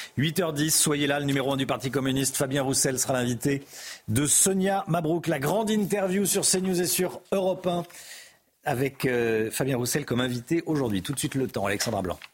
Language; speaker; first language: French; native; French